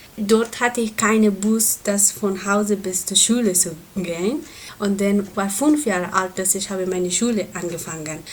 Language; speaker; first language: German; non-native, learner; Persian